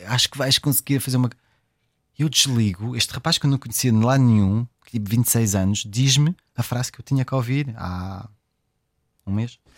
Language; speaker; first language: Portuguese; early bilingual, heritage; French